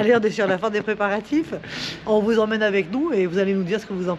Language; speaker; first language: French; native; French